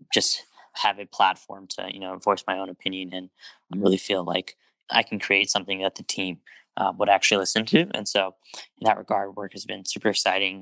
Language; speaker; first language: English; native; English